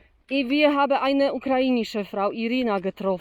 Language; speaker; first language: German; non-native, learner; Polish